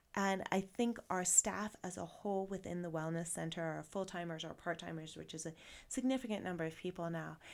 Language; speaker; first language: English; native; English